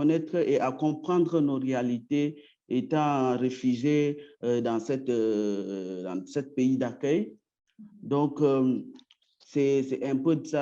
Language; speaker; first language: French; early bilingual, other home language; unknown